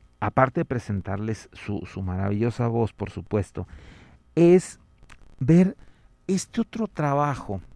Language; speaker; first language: Spanish; native; Spanish